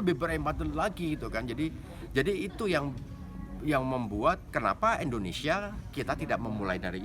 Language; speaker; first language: Indonesian; native; Indonesian